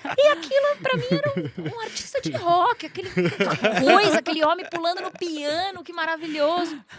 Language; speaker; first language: Portuguese; native; Portuguese